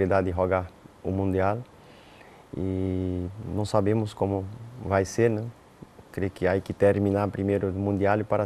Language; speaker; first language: Spanish; non-native, learner; Portuguese